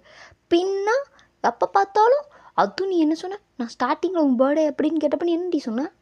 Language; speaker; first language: Tamil; native; Tamil